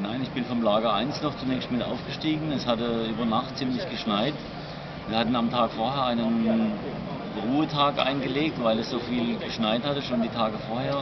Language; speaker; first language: German; native; German